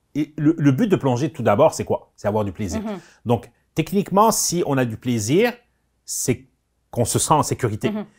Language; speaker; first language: French; non-native, local second language; Arabic